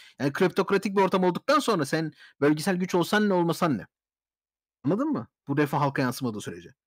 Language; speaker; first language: Turkish; early bilingual, heritage; Turkish